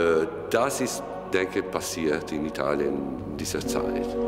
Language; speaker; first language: German; non-native, fluent; Italian